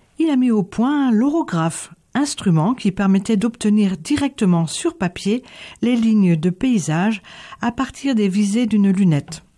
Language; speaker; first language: French; native; French